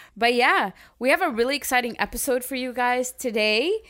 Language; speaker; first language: English; early bilingual, other home language; Arabic